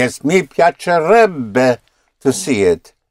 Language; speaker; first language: Italian; non-native, fluent; English